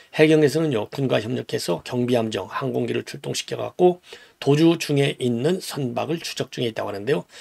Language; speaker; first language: Korean; native; Korean